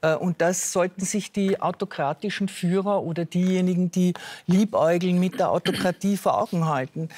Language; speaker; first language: German; native; German